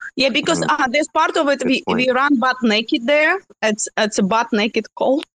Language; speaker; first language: English; non-native, fluent; Russian